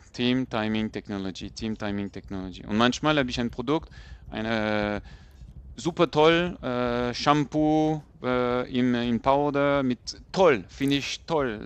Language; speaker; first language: German; non-native, fluent; French